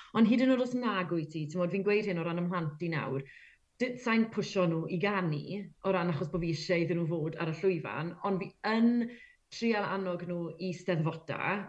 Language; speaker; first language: Welsh; native; Welsh